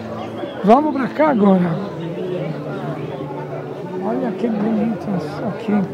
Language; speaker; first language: Portuguese; non-native, learner; Italian